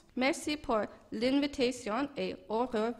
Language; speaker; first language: French; non-native, learner; English